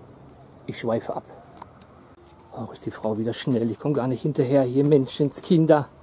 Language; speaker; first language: German; native; German